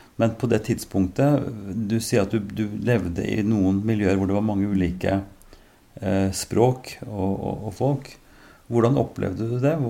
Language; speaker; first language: Norwegian; native; Norwegian